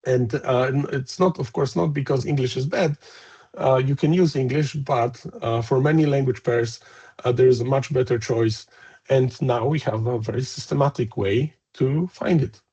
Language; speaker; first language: English; non-native, fluent; Polish